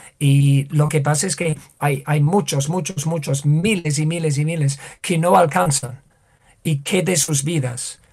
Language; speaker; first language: Spanish; non-native, fluent; English